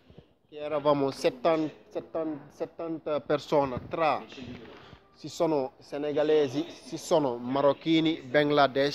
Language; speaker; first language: Italian; non-native, fluent; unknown